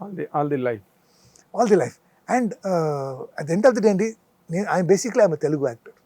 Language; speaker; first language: Telugu; native; Telugu